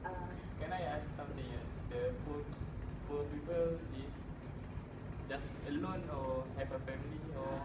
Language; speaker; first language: English; non-native, local second language; Malay